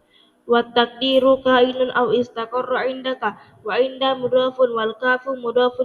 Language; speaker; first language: Arabic; non-native, learner; Indonesian